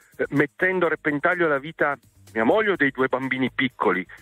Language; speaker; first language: Italian; native; Italian